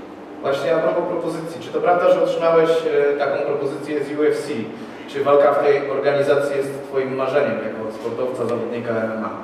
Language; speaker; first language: Polish; native; Polish